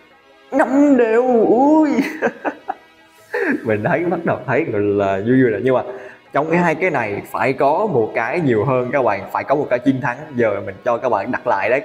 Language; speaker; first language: Vietnamese; native; Vietnamese